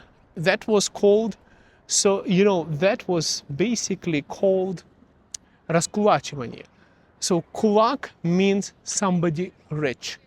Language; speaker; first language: English; early bilingual, other home language; Russian